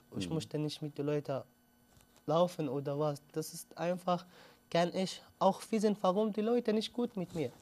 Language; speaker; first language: German; non-native, learner; Arabic